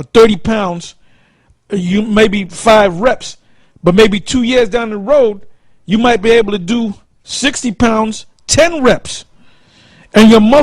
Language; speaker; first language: English; native; English